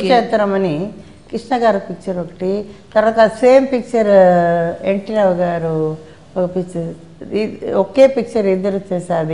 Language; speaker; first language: Telugu; non-native, local second language; Tamil